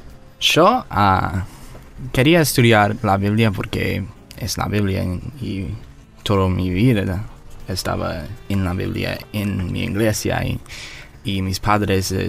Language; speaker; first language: Spanish; non-native, learner; English